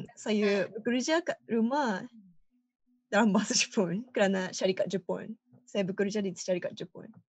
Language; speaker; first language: Malay; non-native, learner; Japanese